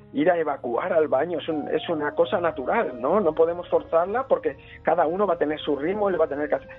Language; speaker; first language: Spanish; native; Spanish